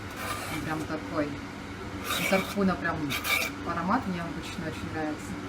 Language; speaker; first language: Russian; native; Russian